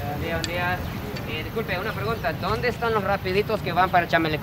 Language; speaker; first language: Spanish; non-native, fluent; Japanese